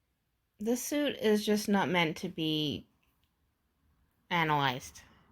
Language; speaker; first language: English; native; English